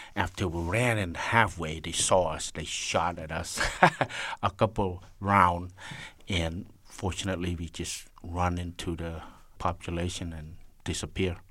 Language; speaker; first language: English; non-native, learner; Khmer